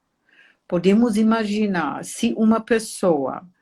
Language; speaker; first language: Portuguese; non-native, fluent; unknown